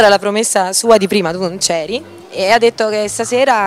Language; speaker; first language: Italian; native; Italian